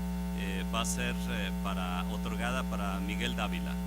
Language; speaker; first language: Spanish; native; Spanish